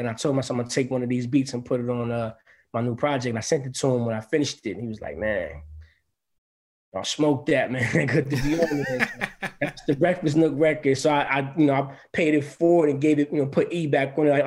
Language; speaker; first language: English; native; English